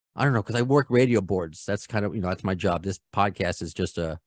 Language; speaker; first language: English; native; English